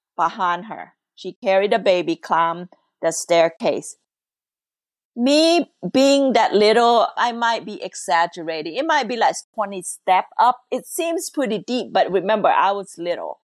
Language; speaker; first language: English; early bilingual, other home language; Lao